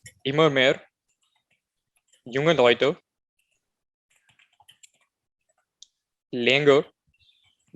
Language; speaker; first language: German; non-native, learner; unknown